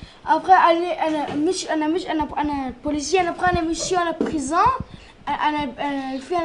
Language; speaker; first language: French; non-native, learner; Arabic